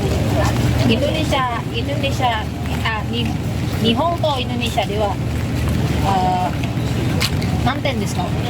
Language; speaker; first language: Japanese; non-native, learner; Indonesian